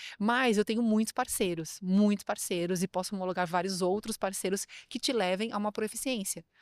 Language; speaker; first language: Portuguese; native; Portuguese